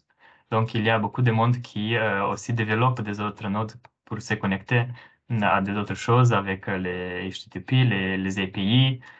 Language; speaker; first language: French; non-native, fluent; Romanian